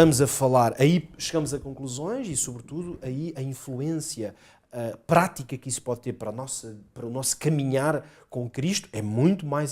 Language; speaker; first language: Portuguese; native; Portuguese